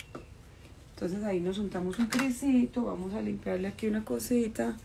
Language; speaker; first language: Spanish; native; Spanish